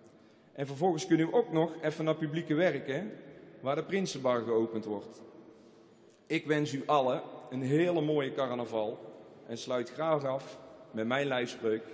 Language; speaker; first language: Dutch; native; Dutch